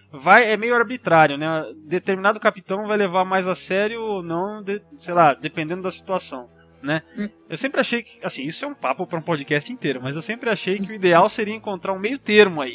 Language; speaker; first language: Portuguese; native; Portuguese